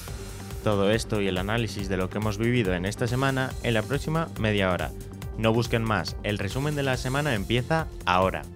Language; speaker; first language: Spanish; native; Spanish